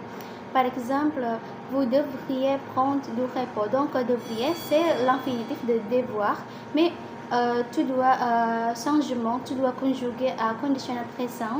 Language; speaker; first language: French; non-native, learner; Indonesian